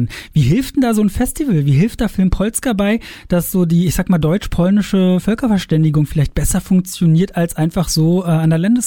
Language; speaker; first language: German; native; German